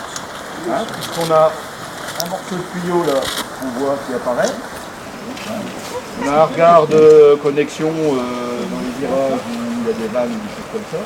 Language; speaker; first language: French; native; French